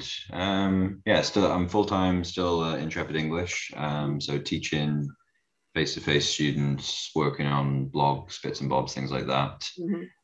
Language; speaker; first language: English; native; English